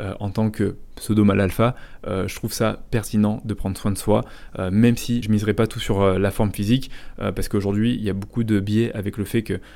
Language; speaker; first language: French; native; French